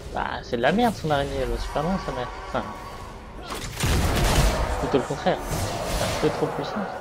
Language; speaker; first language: French; native; French